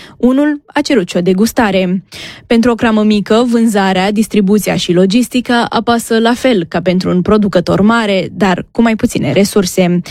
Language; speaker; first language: Romanian; native; Romanian